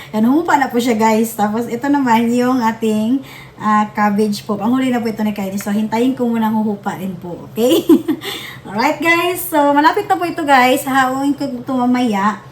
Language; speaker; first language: Filipino; non-native, local second language; Hiligaynon